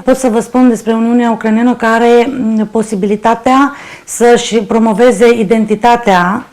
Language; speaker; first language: Romanian; non-native, local second language; Ukrainian